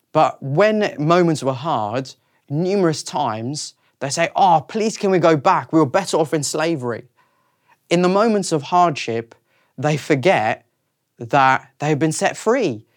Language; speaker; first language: English; native; English